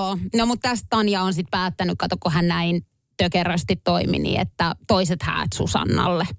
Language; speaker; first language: Finnish; native; Finnish